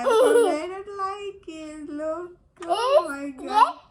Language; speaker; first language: English; non-native, learner; Indonesian